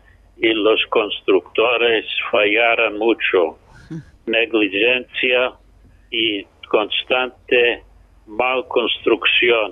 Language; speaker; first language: Spanish; non-native, fluent; English